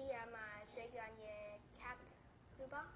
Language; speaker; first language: French; non-native, learner; English